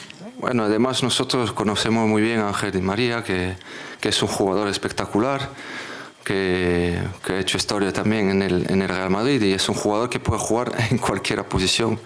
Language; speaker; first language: Spanish; non-native, fluent; French